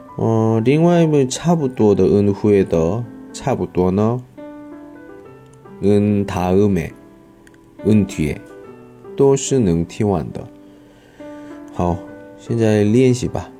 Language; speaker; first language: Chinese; non-native, learner; Korean